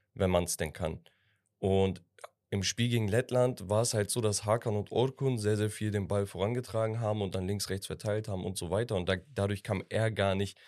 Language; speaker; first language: German; early bilingual, other home language; Turkish